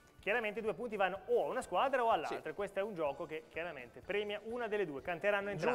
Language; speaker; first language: Italian; native; Italian